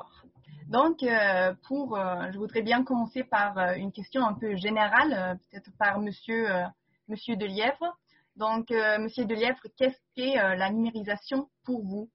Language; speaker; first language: French; non-native, fluent; German